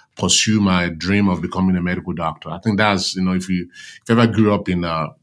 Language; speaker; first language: English; non-native, local second language; Yoruba